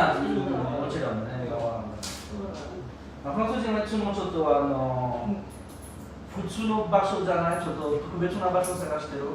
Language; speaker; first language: Japanese; non-native, learner; French